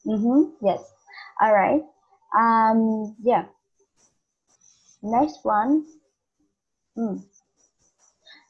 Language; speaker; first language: English; non-native, learner; Vietnamese